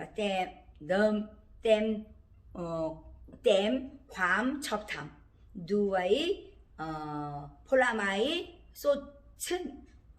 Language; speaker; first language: Thai; non-native, learner; Korean